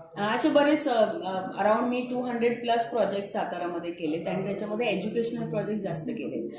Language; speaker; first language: Marathi; non-native, local second language; Hindi